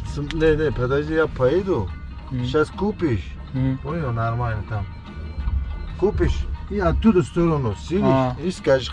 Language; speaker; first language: Russian; non-native, learner; Tajik